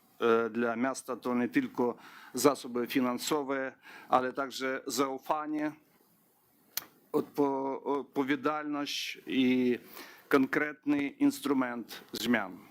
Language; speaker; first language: Polish; non-native, learner; Ukrainian